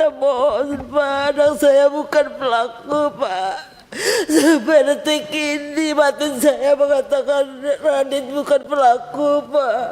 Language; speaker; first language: Indonesian; non-native, local second language; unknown